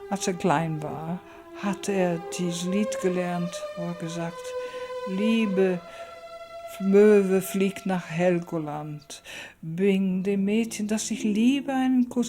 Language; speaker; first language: German; early bilingual, heritage; German